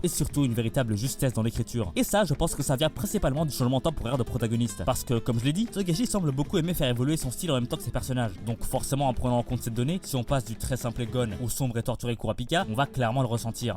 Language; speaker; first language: French; native; French